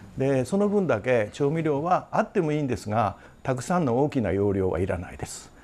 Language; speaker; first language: Japanese; native; Japanese